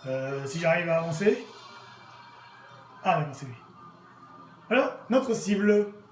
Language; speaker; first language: French; native; French